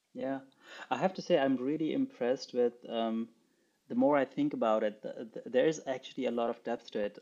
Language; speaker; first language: English; non-native, local second language; Urdu